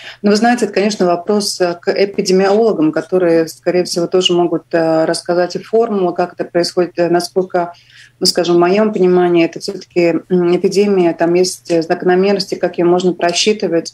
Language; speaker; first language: Russian; non-native, local second language; Latvian